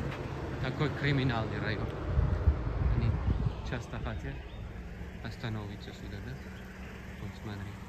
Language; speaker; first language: Russian; non-native, learner; Uzbek